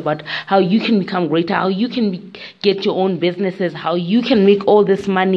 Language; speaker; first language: English; non-native, local second language; Tswana